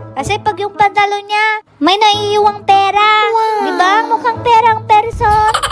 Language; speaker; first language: Filipino; non-native, local second language; Iloko